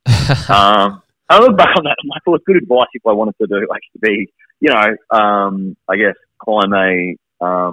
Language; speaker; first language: English; native; English